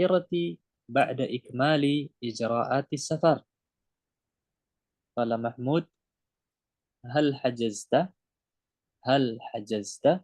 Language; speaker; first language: Arabic; non-native, fluent; Indonesian